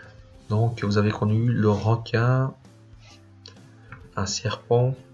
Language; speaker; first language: French; non-native, fluent; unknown